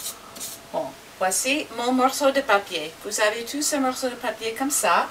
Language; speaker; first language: French; non-native, fluent; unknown